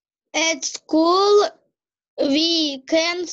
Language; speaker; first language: English; non-native, learner; Russian